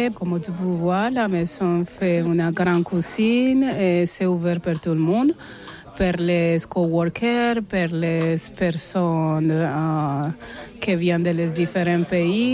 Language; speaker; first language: French; non-native, learner; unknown